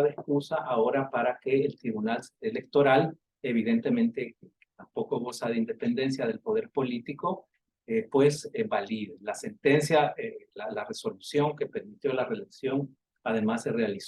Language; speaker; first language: Spanish; native; Spanish